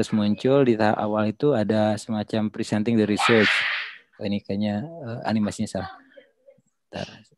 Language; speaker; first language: Indonesian; non-native, local second language; Sundanese